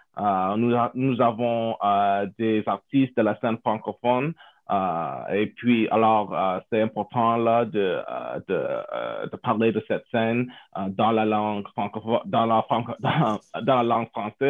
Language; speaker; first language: French; non-native, fluent; English